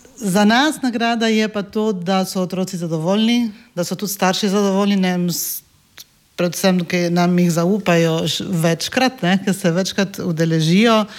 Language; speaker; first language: Slovenian; native; Slovenian